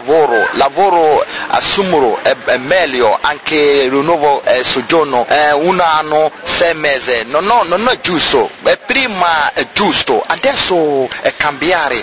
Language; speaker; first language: Italian; non-native, learner; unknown